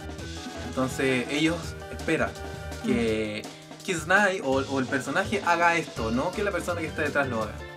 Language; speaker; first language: Spanish; native; Spanish